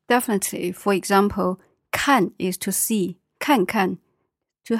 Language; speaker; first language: English; non-native, fluent; Chinese